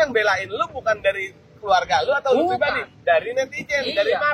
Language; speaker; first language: Indonesian; native; Indonesian